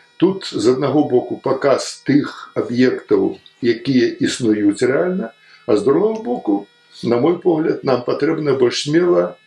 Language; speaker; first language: Belarusian; native; Belarusian